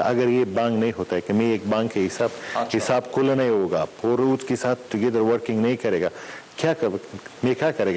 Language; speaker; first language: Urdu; non-native, learner; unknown